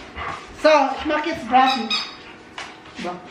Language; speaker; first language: German; non-native, learner; Filipino